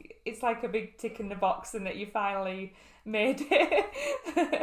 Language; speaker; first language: English; native; English